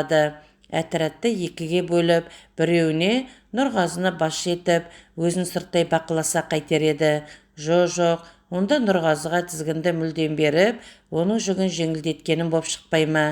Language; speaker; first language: Kazakh; native; Kazakh